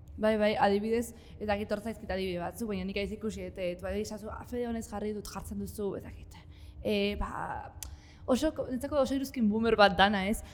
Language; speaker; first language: Basque; native; Basque